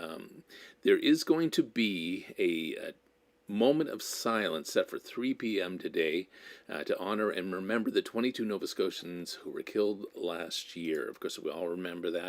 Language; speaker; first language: English; native; English